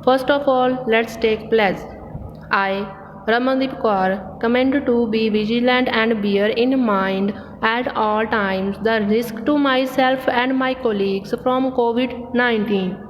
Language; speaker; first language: English; non-native, local second language; Punjabi